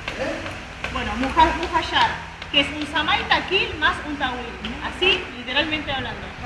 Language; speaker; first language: Spanish; native; Spanish